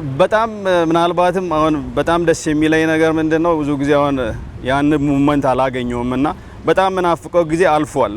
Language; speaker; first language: Amharic; non-native, local second language; Sidamo